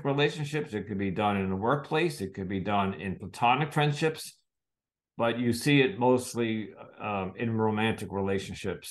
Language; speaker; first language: English; native; English